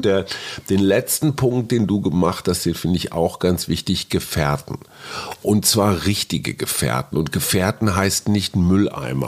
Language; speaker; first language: German; native; German